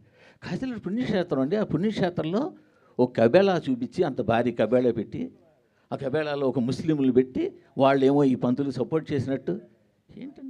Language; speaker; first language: Telugu; native; Telugu